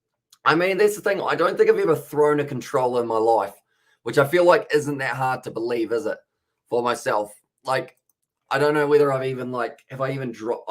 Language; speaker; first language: English; native; English